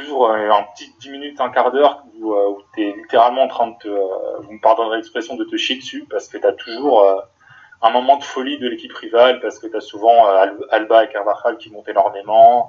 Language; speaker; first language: French; native; French